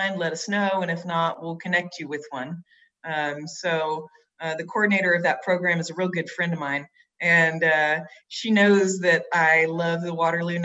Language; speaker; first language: English; native; English